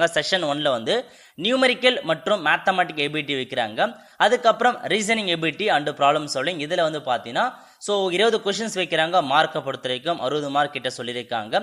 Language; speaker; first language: Tamil; native; Tamil